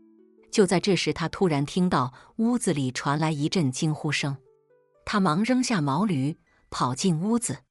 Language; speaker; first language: Chinese; native; Chinese